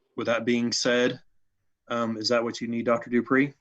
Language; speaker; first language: English; native; English